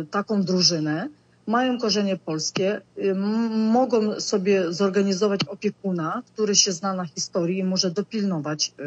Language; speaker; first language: Polish; early bilingual, other home language; Ukrainian